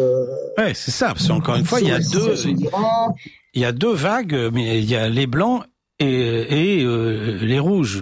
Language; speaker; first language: French; native; French